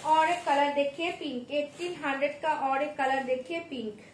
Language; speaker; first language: Hindi; non-native, local second language; Bangla